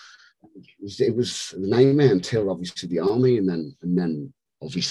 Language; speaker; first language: English; native; English